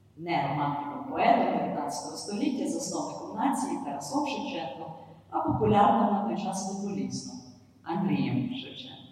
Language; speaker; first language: Ukrainian; native; Ukrainian